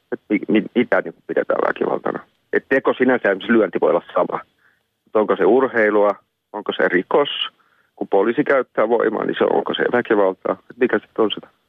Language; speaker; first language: Finnish; native; Finnish